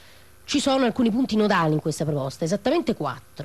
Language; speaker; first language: Italian; native; Italian